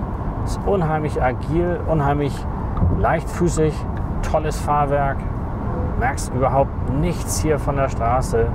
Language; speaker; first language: German; native; German